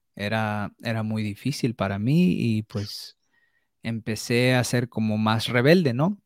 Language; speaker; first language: Spanish; early bilingual, heritage; Spanish